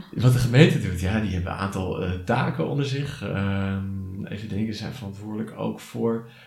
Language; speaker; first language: Dutch; early bilingual, other home language; Arabic